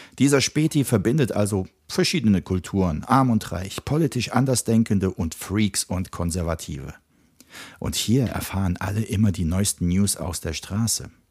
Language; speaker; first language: German; early bilingual, other home language; Czech